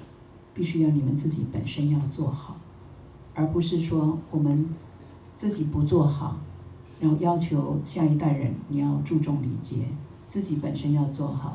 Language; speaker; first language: Chinese; native; Chinese